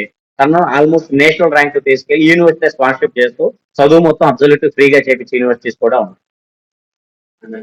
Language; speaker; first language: Telugu; native; Telugu